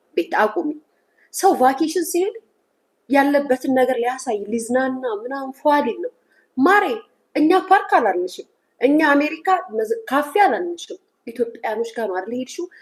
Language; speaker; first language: Amharic; native; Amharic